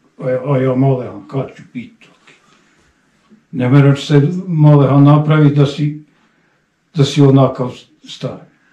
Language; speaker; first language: Bosnian; native; Bosnian